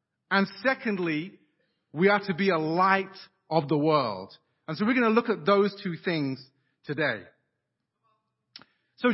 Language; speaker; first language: English; native; English